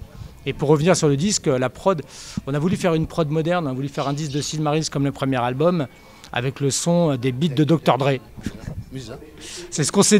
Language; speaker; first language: French; native; French